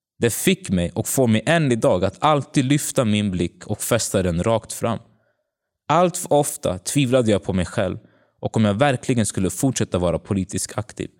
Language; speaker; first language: Swedish; early bilingual, other home language; Tigrinya